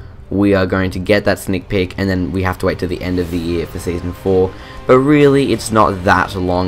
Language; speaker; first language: English; native; English